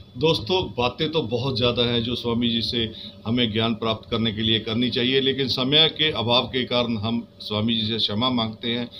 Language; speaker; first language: Hindi; native; Hindi